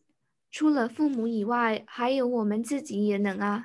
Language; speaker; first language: Chinese; non-native, learner; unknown